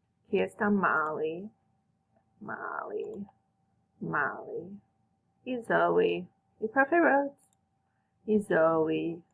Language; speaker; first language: Spanish; non-native, fluent; English